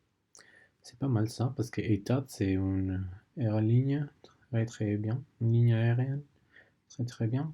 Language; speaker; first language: French; non-native, learner; Spanish